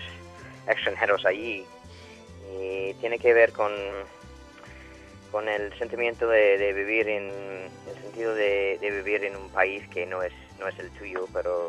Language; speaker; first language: Spanish; non-native, fluent; English